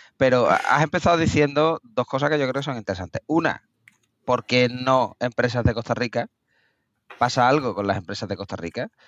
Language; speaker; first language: Spanish; native; Spanish